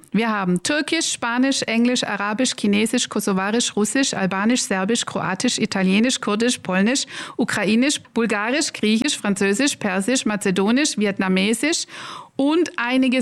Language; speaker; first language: German; native; German